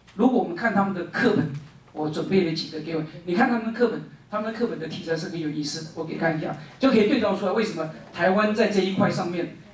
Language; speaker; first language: Chinese; native; Chinese